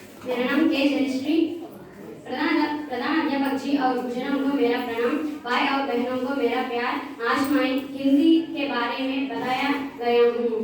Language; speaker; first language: Hindi; non-native, local second language; Telugu